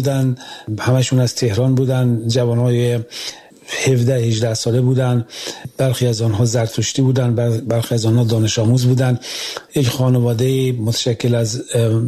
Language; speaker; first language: Persian; native; Persian